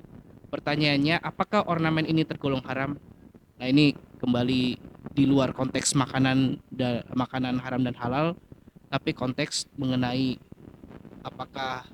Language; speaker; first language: Indonesian; native; Indonesian